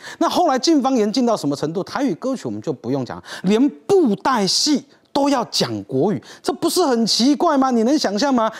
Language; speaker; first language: Chinese; native; Chinese